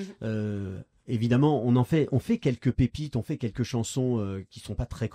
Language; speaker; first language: French; native; French